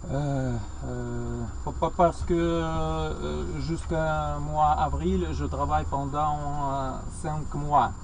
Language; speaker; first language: French; non-native, learner; Russian